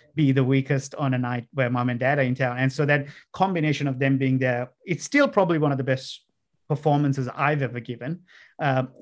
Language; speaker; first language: English; non-native, local second language; Sinhala